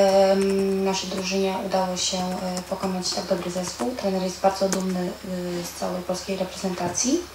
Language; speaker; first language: Polish; native; Polish